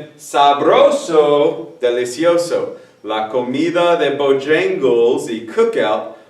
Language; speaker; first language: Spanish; non-native, fluent; English